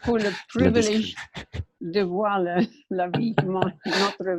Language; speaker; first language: French; non-native, learner; English